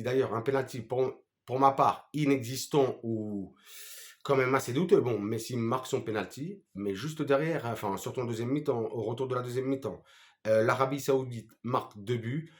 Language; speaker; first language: French; native; French